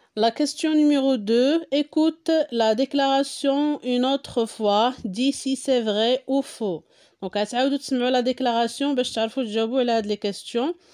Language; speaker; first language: French; non-native, local second language; Arabic